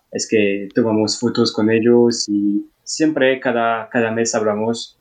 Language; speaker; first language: Spanish; non-native, learner; French